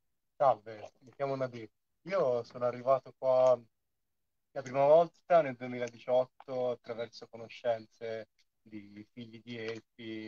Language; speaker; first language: Italian; native; Italian